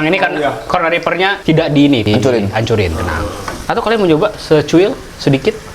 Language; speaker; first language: Indonesian; native; Indonesian